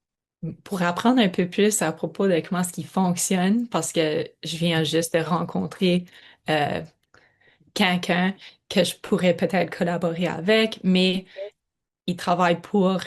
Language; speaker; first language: French; non-native, local second language; English